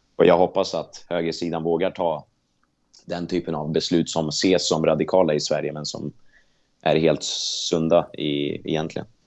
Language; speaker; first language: Swedish; native; Swedish